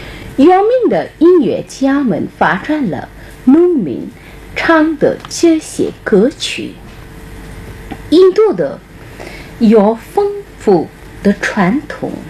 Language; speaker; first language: Chinese; non-native, fluent; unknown